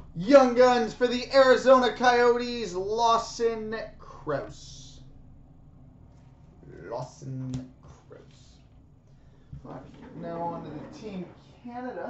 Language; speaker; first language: English; native; English